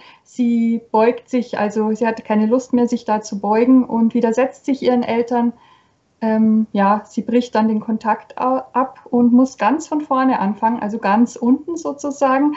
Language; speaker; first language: German; native; German